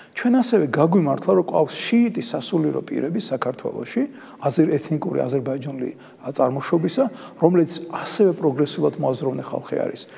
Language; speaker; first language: Georgian; native; Georgian